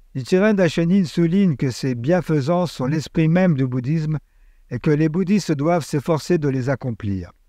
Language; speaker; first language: French; native; French